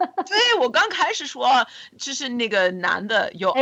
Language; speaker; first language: Chinese; non-native, fluent; English